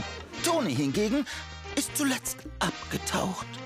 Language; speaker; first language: German; native; German